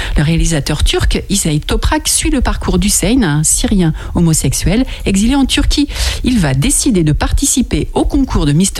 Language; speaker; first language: French; native; French